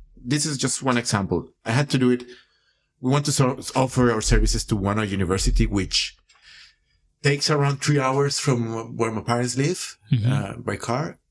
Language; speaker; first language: English; non-native, fluent; Spanish